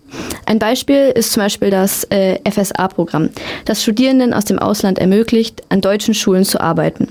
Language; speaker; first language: German; native; German